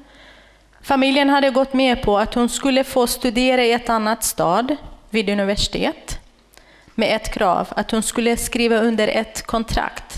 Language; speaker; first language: Swedish; non-native, fluent; Kurdish